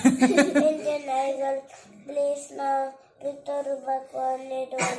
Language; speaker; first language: Hindi; non-native, local second language; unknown